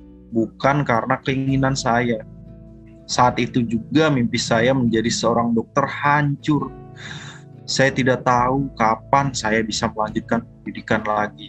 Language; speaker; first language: Indonesian; non-native, fluent; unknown